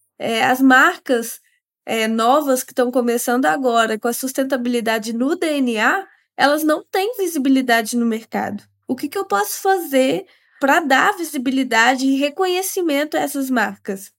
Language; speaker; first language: Portuguese; native; Portuguese